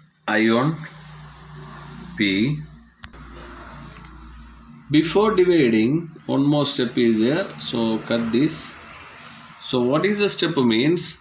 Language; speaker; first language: English; non-native, local second language; Tamil